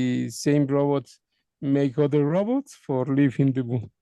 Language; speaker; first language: English; non-native, learner; Spanish